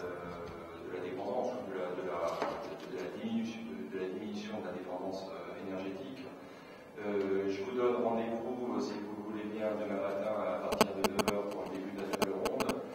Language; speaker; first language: French; native; French